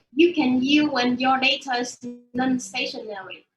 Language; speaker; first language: English; non-native, learner; Vietnamese